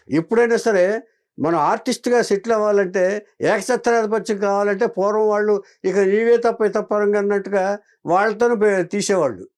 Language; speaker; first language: Telugu; native; Telugu